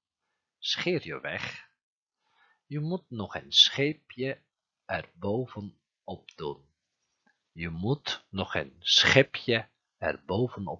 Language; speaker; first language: Dutch; non-native, fluent; Turkish